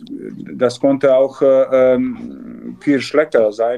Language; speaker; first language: German; non-native, learner; Serbian